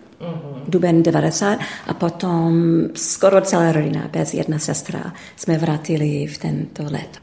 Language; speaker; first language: Czech; early bilingual, heritage; English